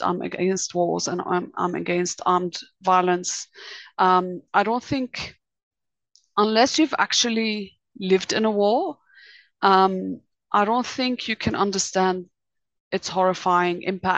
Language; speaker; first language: English; native; English